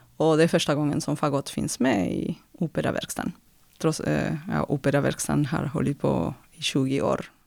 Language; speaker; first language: Swedish; non-native, fluent; Spanish